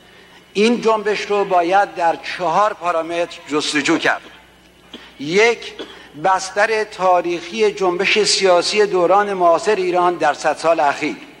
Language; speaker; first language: Persian; native; Persian